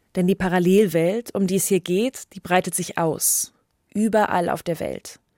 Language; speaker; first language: German; native; German